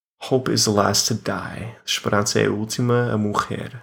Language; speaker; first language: Portuguese; non-native, fluent; English